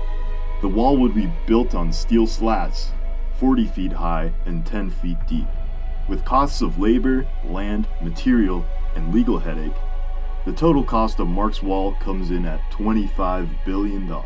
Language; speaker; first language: English; native; English